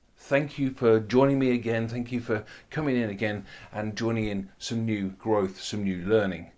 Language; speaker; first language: English; native; English